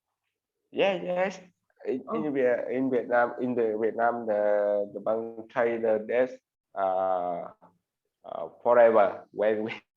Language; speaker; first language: English; non-native, learner; Vietnamese